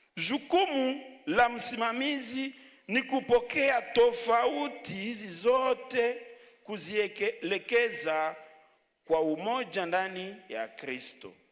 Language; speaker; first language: Swahili; native; Swahili